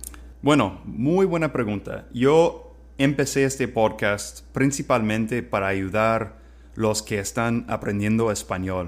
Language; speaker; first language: Spanish; non-native, fluent; English